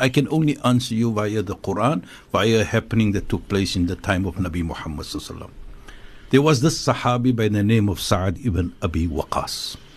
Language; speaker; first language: English; native; English